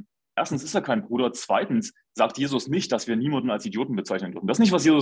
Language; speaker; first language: German; native; German